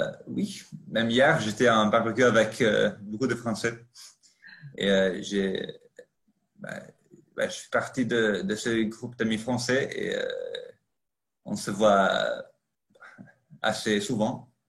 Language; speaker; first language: French; non-native, fluent; Italian